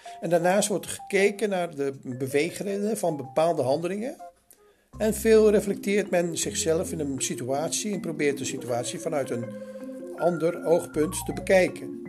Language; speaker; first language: Dutch; native; Dutch